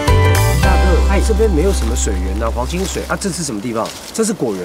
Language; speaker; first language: Chinese; native; Chinese